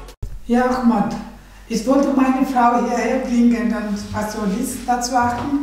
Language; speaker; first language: German; non-native, learner; Nepali